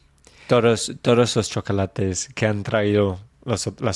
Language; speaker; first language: Spanish; non-native, fluent; English